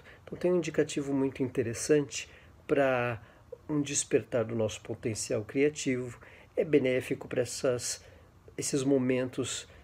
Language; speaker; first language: Portuguese; native; Portuguese